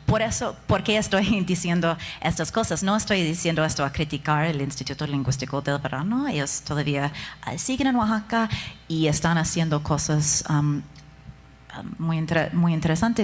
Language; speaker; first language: Spanish; non-native, fluent; English